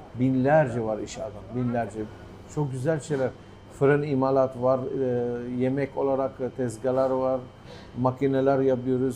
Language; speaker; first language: Turkish; non-native, learner; Arabic